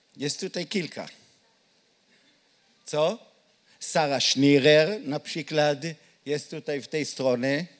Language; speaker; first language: Polish; non-native, learner; Hebrew